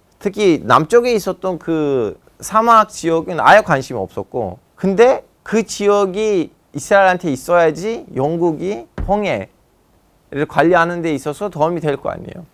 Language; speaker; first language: Korean; non-native, fluent; Turkish